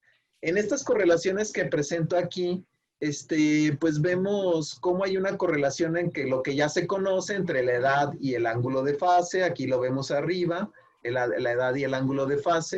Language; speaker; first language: Spanish; native; Spanish